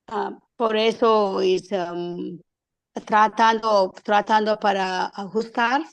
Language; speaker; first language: Spanish; non-native, learner; English